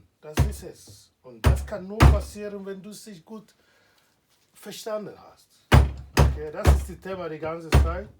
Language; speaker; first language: German; non-native, learner; Igbo